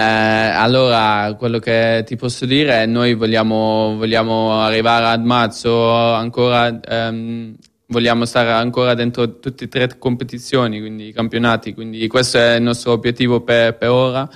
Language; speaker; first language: Italian; non-native, fluent; Dutch